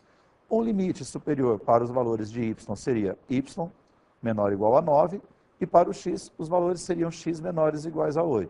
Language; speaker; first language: Portuguese; native; Portuguese